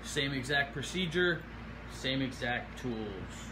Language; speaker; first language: English; native; English